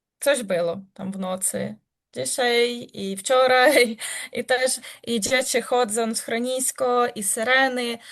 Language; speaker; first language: Polish; non-native, learner; Ukrainian